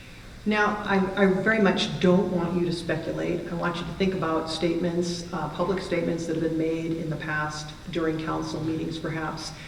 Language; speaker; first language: English; native; English